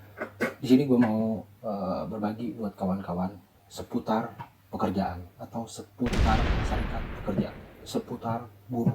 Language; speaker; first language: Indonesian; native; Indonesian